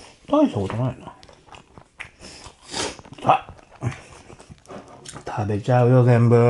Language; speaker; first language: Japanese; native; Japanese